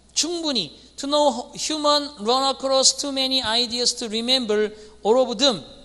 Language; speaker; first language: English; non-native, fluent; Korean